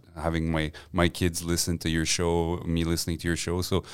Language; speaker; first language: English; non-native, fluent; French